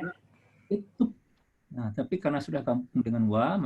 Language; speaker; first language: Indonesian; native; Indonesian